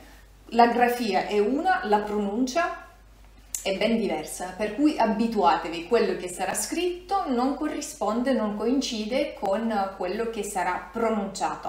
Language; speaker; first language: Italian; non-native, fluent; Russian